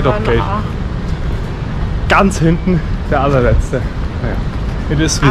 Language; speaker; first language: German; native; German